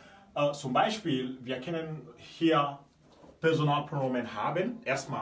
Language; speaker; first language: German; non-native, fluent; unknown